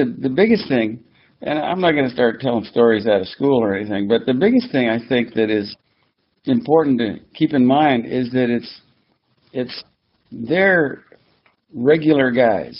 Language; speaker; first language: English; native; English